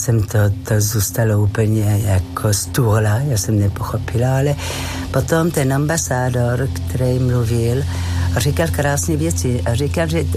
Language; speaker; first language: Czech; non-native, fluent; French